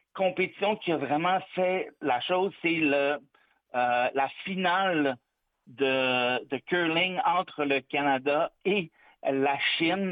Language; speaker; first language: French; native; French